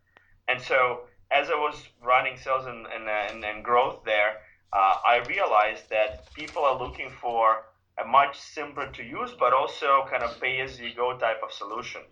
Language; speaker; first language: English; non-native, fluent; Ukrainian